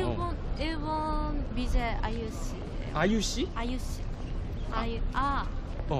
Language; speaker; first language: Korean; non-native, learner; Japanese